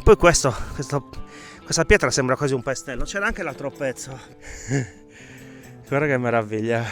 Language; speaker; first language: Italian; native; Italian